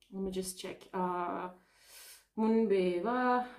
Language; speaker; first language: English; non-native, fluent; Arabic